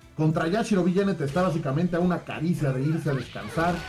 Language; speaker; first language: Spanish; native; Spanish